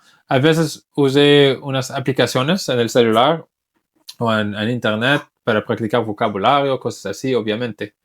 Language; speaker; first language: Spanish; non-native, fluent; English